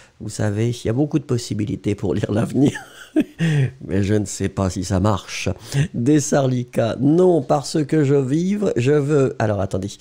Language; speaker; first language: French; native; French